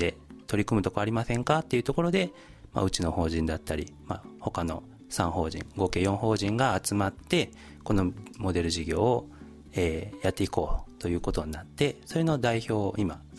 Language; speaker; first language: Japanese; native; Japanese